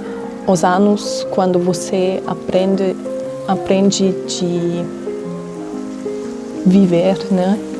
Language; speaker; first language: Portuguese; non-native, fluent; German